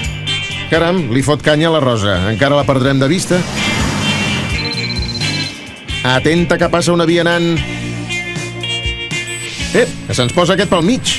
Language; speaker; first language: Catalan; native; Catalan